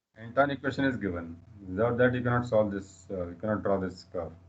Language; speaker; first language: English; non-native, local second language; Hindi